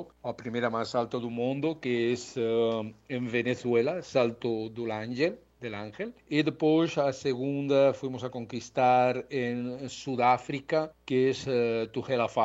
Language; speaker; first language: Portuguese; non-native, learner; Spanish